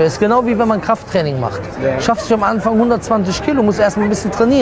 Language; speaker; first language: German; native; German